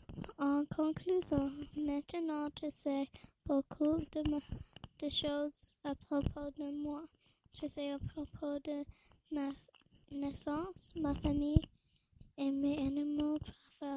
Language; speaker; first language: French; non-native, learner; English